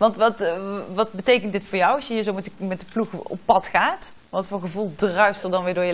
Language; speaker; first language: Dutch; native; Dutch